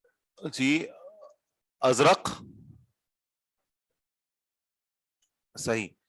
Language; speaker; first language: Urdu; native; Urdu